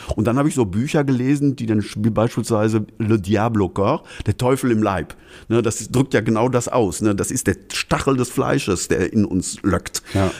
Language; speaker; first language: German; native; German